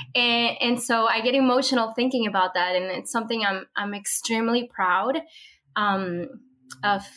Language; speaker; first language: English; early bilingual, other home language; Spanish